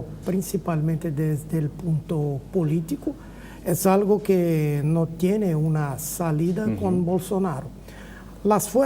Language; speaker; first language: Spanish; non-native, fluent; Portuguese